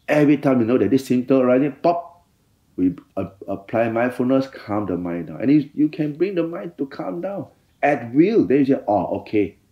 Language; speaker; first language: English; non-native, fluent; Thai